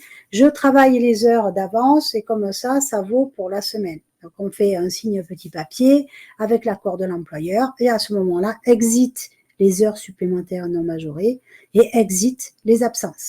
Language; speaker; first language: French; native; French